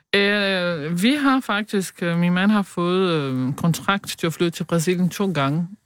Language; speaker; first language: Danish; non-native, fluent; Portuguese